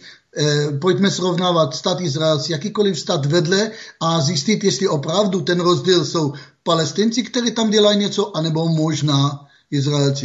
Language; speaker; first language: Czech; non-native, fluent; Hebrew